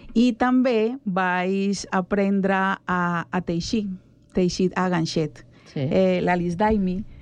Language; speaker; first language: Catalan; non-native, learner; Spanish